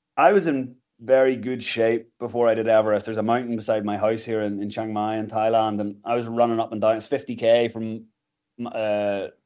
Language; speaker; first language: English; native; English